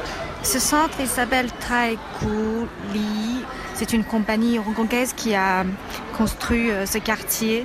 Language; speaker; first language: French; non-native, fluent; Chinese